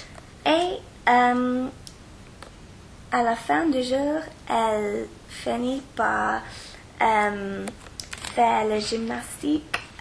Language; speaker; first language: French; non-native, learner; English